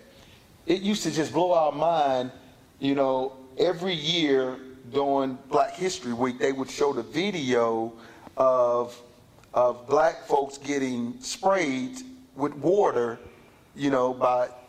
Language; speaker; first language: English; native; English